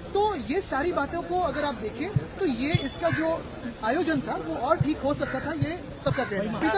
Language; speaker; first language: Hindi; non-native, local second language; Marathi